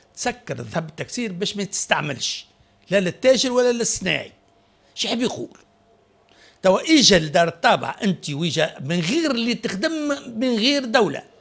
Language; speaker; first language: Arabic; native; Arabic